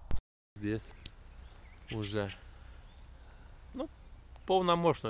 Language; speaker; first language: Russian; non-native, fluent; Polish